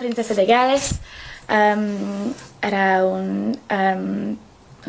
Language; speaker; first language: Spanish; non-native, learner; English